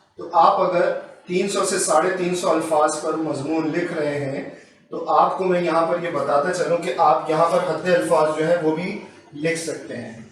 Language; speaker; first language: Urdu; native; Urdu